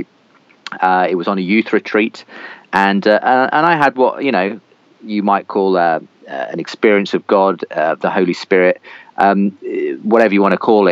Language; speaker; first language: English; native; English